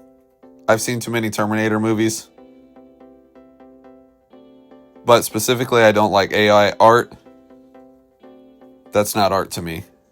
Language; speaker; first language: English; native; English